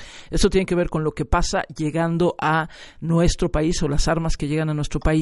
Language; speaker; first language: Spanish; native; Spanish